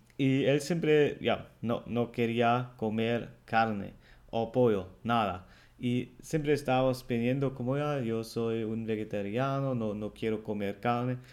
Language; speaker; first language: Spanish; non-native, fluent; German